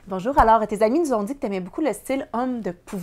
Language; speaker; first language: French; native; French